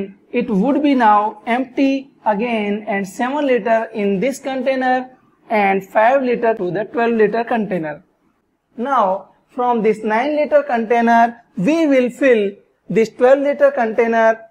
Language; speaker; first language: English; non-native, local second language; Hindi